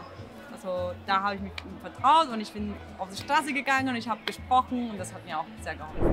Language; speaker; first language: German; non-native, fluent; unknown